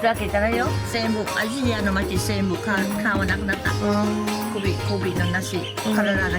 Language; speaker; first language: Japanese; non-native, learner; Thai